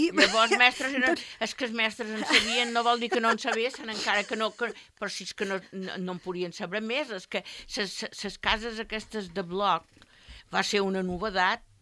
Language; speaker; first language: Catalan; native; Catalan